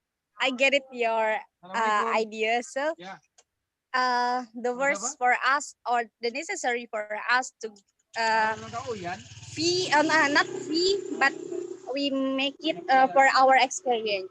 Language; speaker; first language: English; non-native, learner; Indonesian